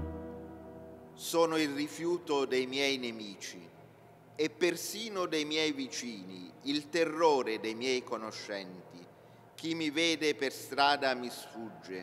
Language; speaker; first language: Italian; native; Italian